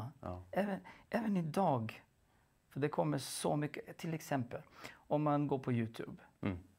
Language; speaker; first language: Swedish; non-native, fluent; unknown